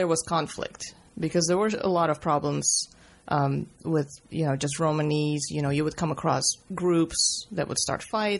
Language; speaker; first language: English; non-native, fluent; Russian